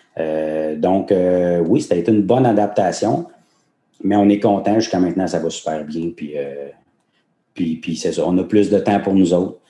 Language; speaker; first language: French; native; French